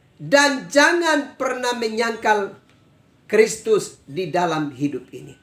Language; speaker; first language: Indonesian; native; Indonesian